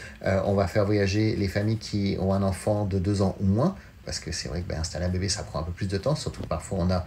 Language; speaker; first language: French; native; French